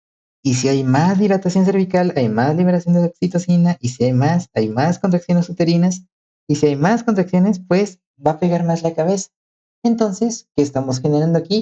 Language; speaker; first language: Spanish; native; Spanish